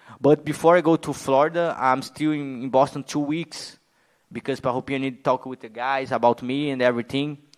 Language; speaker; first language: English; non-native, learner; Portuguese